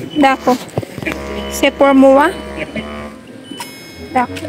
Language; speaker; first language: French; non-native, learner; Filipino